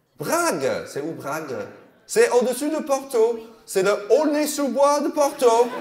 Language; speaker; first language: French; non-native, fluent; English